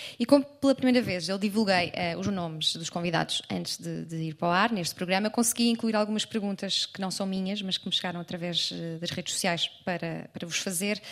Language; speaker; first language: Portuguese; native; Portuguese